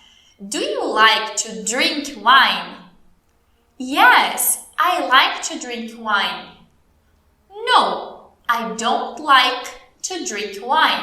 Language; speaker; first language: English; non-native, fluent; Portuguese